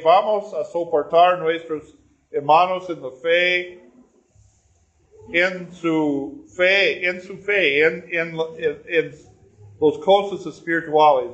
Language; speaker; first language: Spanish; non-native, learner; English